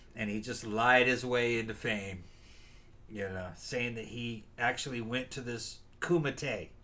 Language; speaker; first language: English; native; English